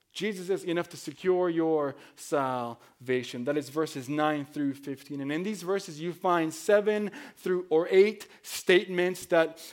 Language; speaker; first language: English; non-native, fluent; Spanish